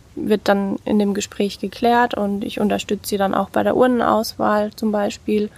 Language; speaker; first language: German; native; German